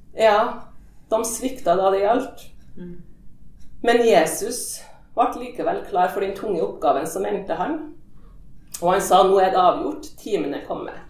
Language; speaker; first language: Norwegian; native; Norwegian